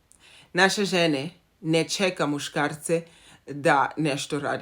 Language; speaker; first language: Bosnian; non-native, learner; Zulu